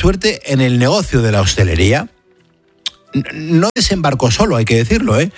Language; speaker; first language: Spanish; native; Spanish